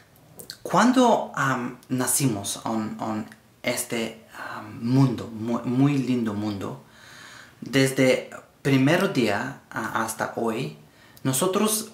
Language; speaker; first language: Spanish; non-native, learner; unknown